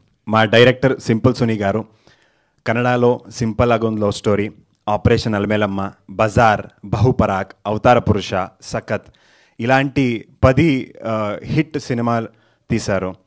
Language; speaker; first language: Telugu; non-native, learner; Kannada